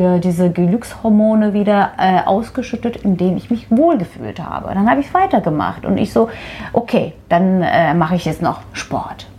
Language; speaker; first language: German; non-native, fluent; Turkish